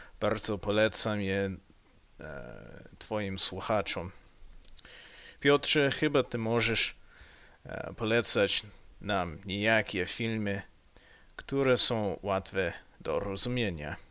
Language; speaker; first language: Polish; non-native, learner; English